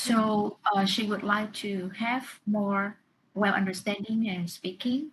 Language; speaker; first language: English; non-native, learner; Vietnamese